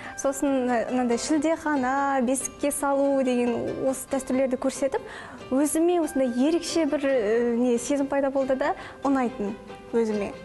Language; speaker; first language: Kazakh; non-native, local second language; Russian